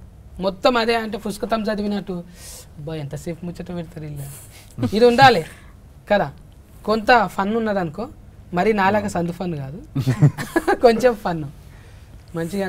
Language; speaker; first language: Telugu; native; Telugu